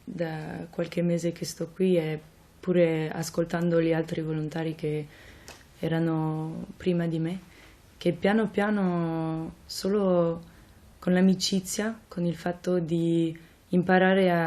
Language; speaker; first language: Italian; non-native, fluent; French